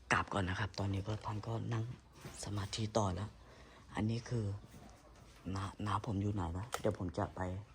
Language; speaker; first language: Thai; native; Thai